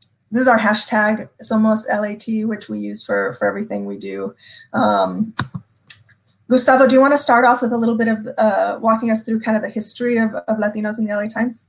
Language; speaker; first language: English; native; English